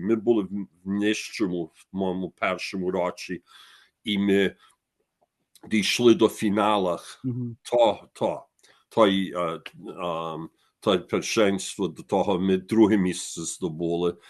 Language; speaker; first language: Ukrainian; early bilingual, heritage; Ukrainian